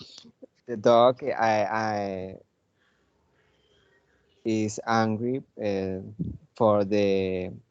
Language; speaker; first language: English; non-native, learner; Spanish